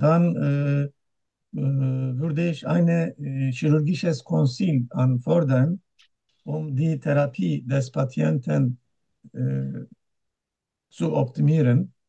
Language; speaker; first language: German; non-native, learner; Turkish